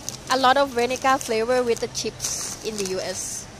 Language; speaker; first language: English; non-native, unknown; Thai